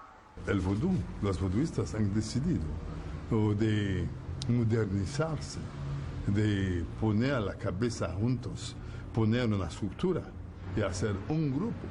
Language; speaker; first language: Spanish; non-native, fluent; Haitian Creole